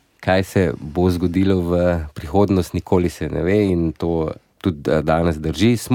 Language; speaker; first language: Slovenian; non-native, fluent; Portuguese